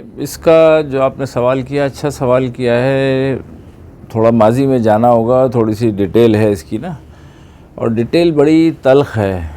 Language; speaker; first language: Urdu; native; Urdu